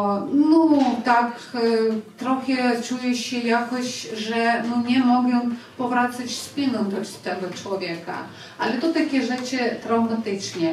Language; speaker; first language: Polish; non-native, fluent; Ukrainian